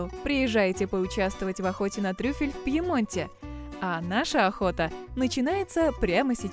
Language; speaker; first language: Russian; native; Russian